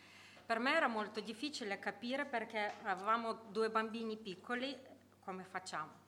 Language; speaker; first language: Italian; non-native, learner; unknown